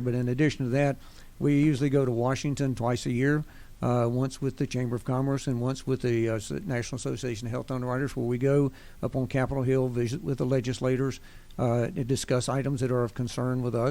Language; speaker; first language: English; native; English